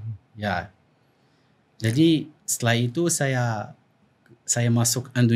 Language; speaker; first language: Indonesian; non-native, fluent; Arabic